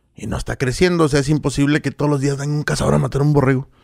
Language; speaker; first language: Spanish; native; Spanish